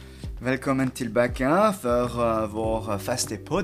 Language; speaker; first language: Swedish; non-native, fluent; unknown